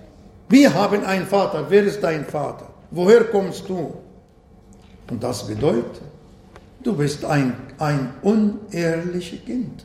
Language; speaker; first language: German; non-native, fluent; Arabic